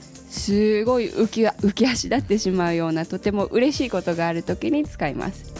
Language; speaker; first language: Japanese; native; Japanese